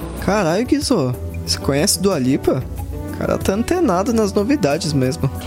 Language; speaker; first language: Portuguese; native; Portuguese